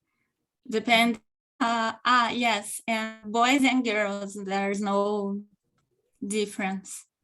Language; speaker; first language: English; non-native, local second language; Portuguese